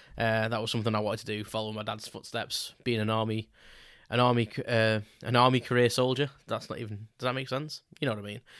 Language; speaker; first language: English; native; English